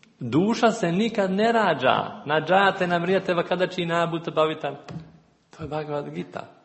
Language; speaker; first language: Serbian; native; Serbian